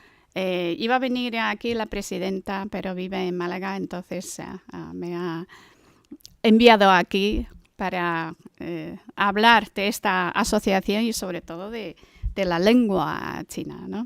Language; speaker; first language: Spanish; non-native, fluent; Chinese